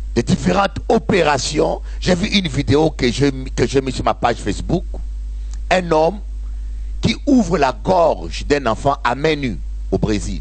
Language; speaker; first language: French; non-native, local second language; Lingala